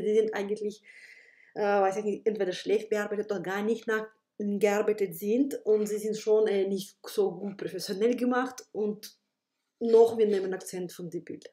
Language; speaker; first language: German; non-native, fluent; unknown